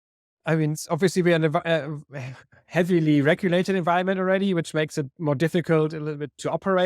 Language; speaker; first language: English; non-native, fluent; German